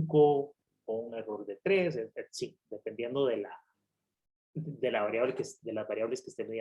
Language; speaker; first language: Spanish; native; Spanish